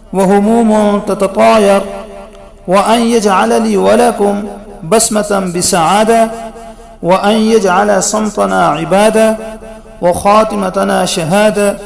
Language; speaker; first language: Arabic; non-native, fluent; Urdu